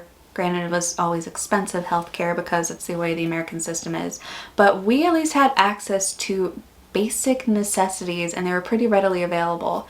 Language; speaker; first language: English; native; English